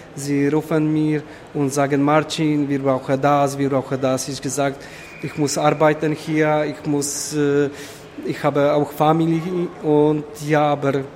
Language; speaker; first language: German; non-native, learner; Polish